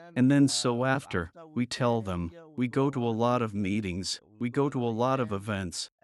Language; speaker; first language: English; non-native, fluent; Burmese